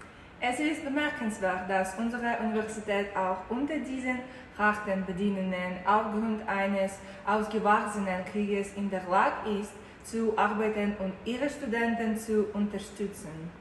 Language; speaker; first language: German; non-native, fluent; Ukrainian